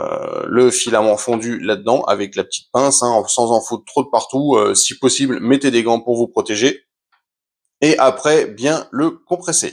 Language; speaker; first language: French; native; French